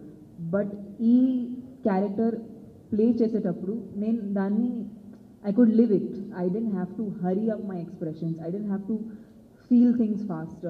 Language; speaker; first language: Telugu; non-native, local second language; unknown